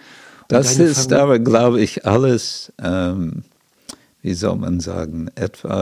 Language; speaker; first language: German; non-native, fluent; English